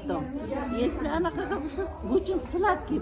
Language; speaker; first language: Russian; non-native, local second language; Uzbek